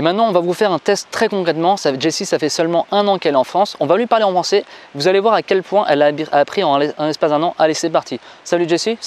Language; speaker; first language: French; native; French